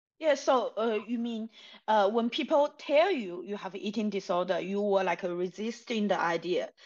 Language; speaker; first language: English; non-native, fluent; Chinese